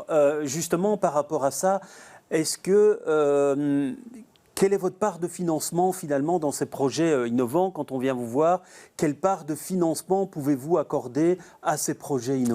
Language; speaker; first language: French; native; French